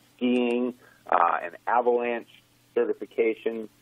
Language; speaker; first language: English; native; English